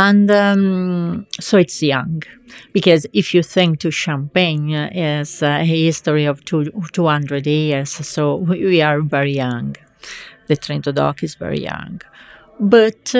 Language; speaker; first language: English; non-native, fluent; Italian